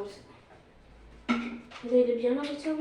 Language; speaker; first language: French; early bilingual, other home language; Arabic